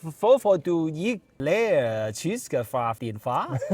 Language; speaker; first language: Danish; non-native, learner; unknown